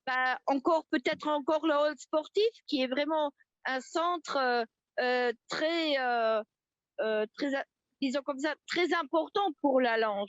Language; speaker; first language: French; non-native, local second language; Luxembourgish